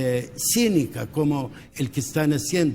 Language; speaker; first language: Spanish; early bilingual, heritage; Spanish